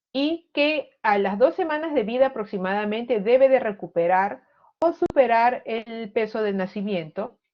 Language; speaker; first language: Spanish; native; Spanish